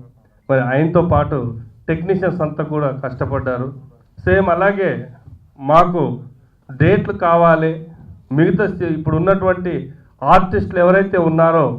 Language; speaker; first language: Telugu; native; Telugu